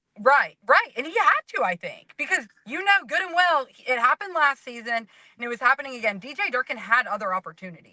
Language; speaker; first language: English; native; English